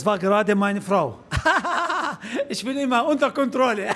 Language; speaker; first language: German; non-native, fluent; Arabic